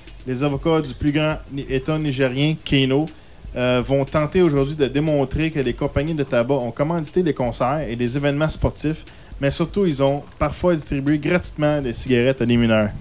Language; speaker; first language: French; native; French